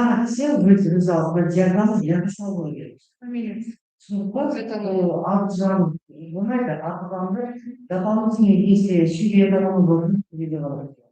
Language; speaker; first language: Russian; non-native, local second language; Kazakh